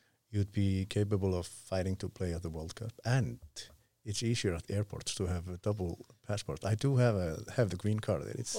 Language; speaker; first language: English; non-native, fluent; Icelandic